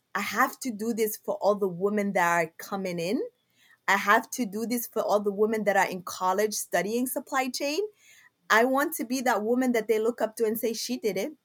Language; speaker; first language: English; non-native, fluent; Somali